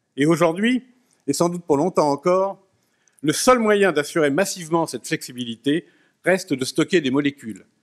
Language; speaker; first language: French; native; French